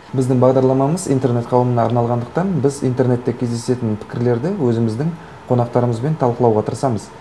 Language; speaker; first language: Kazakh; native; Kazakh